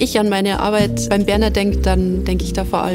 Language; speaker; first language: German; native; German